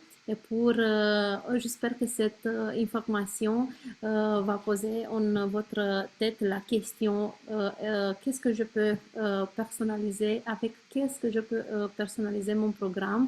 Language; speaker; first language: French; non-native, learner; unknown